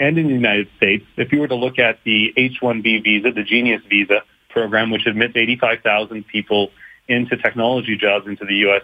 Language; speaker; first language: English; native; English